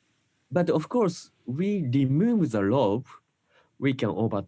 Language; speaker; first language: English; non-native, learner; Japanese